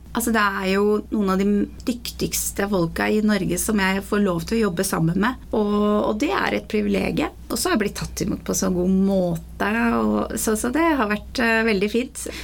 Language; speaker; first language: Norwegian; early bilingual, other home language; Persian